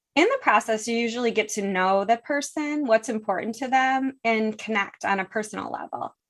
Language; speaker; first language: English; native; English